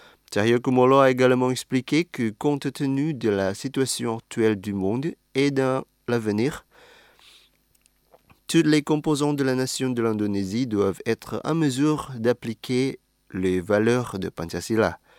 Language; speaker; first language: French; non-native, fluent; Indonesian